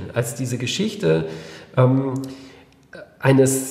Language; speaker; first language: German; native; German